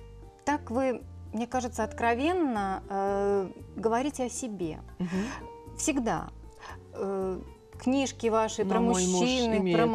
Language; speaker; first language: Russian; native; Russian